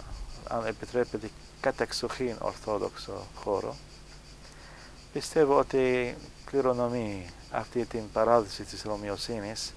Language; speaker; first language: Greek; non-native, fluent; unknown